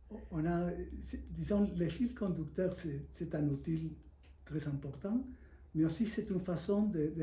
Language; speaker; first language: French; non-native, fluent; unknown